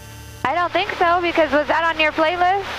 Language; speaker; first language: English; native; English